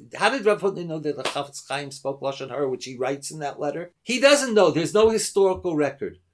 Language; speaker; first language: English; native; English